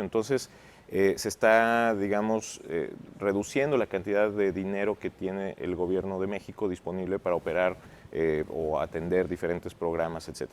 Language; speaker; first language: Spanish; native; Spanish